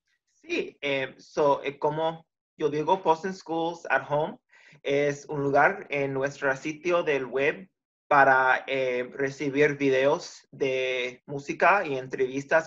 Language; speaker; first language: Spanish; early bilingual, heritage; Spanish